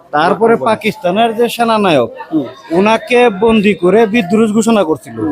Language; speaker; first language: Bangla; non-native, local second language; Assamese